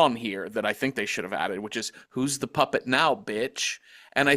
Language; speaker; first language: English; native; English